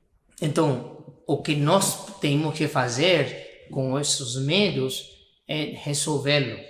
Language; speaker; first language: Portuguese; non-native, fluent; Spanish